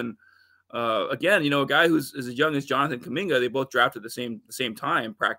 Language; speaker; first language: English; native; English